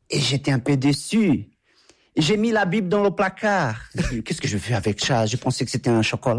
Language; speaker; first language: French; non-native, fluent; Portuguese